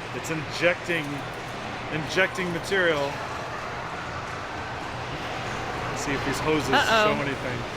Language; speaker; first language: English; native; English